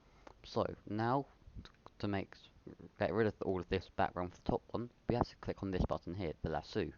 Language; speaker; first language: English; native; English